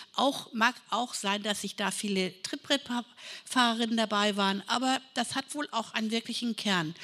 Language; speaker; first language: German; native; German